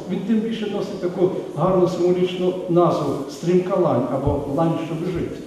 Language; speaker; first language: Ukrainian; native; Ukrainian